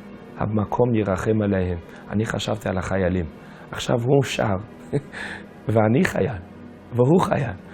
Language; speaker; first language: Hebrew; non-native, fluent; English